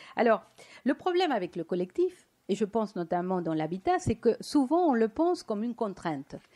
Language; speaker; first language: French; non-native, fluent; Spanish